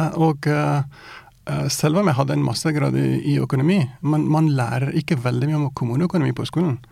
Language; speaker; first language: Norwegian; non-native, fluent; Persian